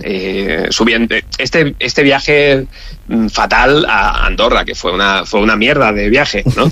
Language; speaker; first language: Spanish; native; Spanish